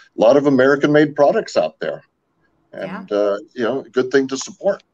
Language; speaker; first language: English; native; English